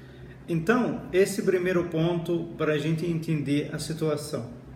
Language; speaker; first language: Portuguese; non-native, fluent; Arabic